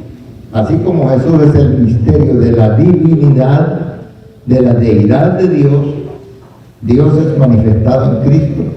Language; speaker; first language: Spanish; native; Spanish